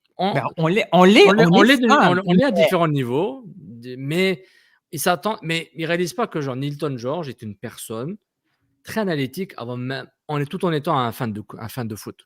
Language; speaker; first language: French; native; French